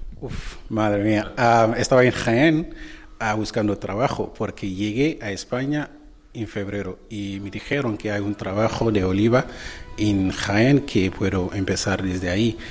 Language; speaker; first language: Spanish; non-native, learner; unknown